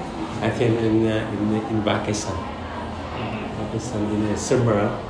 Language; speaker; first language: English; non-native, learner; Vietnamese